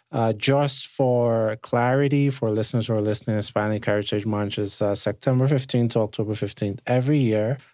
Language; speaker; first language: English; non-native, local second language; Yoruba